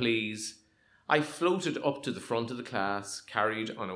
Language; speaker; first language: English; native; English